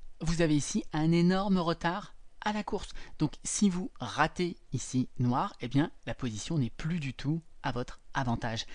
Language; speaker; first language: French; native; French